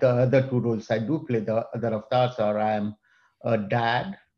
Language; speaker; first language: English; non-native, local second language; Hindi